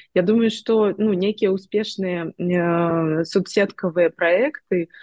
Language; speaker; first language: Belarusian; non-native, local second language; Russian